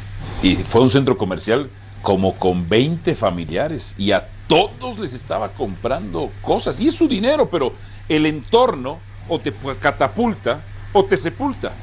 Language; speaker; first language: Spanish; native; Spanish